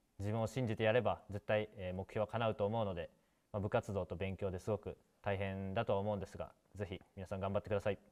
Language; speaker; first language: Japanese; native; Japanese